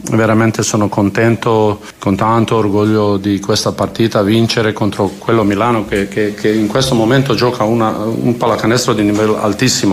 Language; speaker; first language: Italian; non-native, fluent; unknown